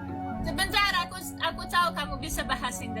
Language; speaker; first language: Indonesian; non-native, learner; Russian